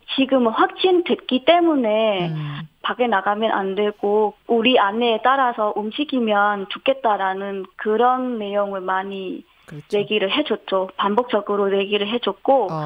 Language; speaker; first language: Korean; non-native, fluent; Vietnamese